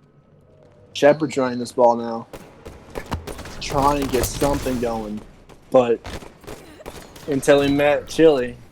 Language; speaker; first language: English; native; English